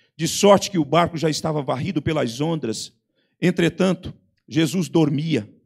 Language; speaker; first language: Portuguese; native; Portuguese